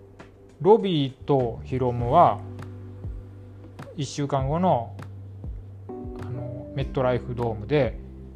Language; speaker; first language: Japanese; native; Japanese